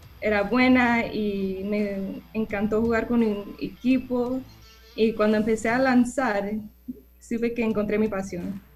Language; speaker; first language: Spanish; early bilingual, heritage; English